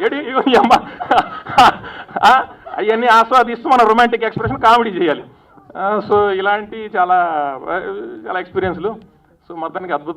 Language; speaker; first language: Telugu; native; Telugu